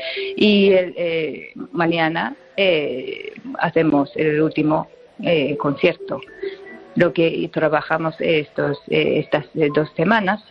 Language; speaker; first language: Spanish; non-native, fluent; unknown